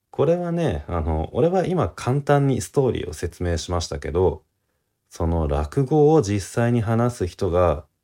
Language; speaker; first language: Japanese; native; Japanese